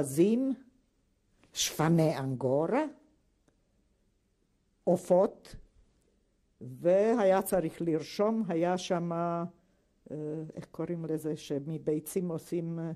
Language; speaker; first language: Hebrew; non-native, fluent; Hungarian